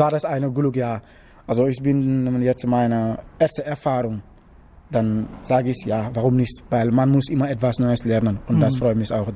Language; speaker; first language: German; non-native, learner; Wolof